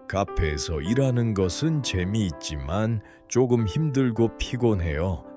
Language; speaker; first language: Korean; non-native, fluent; Uzbek